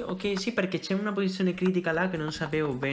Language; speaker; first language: Italian; non-native, fluent; Spanish